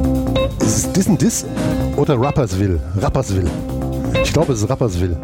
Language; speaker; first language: German; native; German